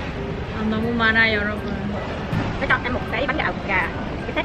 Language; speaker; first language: Korean; non-native, learner; Vietnamese